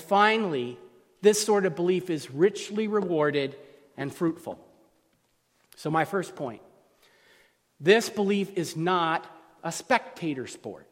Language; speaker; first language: English; native; English